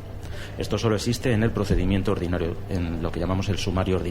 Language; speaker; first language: Spanish; native; Spanish